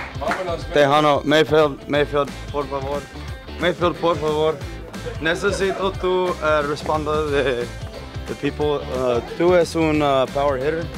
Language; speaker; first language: Spanish; non-native, learner; English